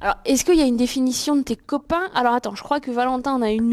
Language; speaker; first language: French; native; French